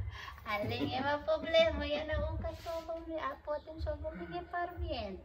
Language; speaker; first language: Polish; non-native, learner; Cebuano